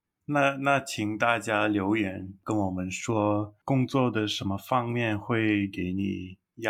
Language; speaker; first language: Chinese; non-native, learner; English